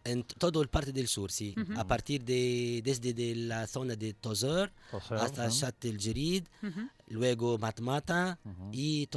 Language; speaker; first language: Spanish; non-native, fluent; Arabic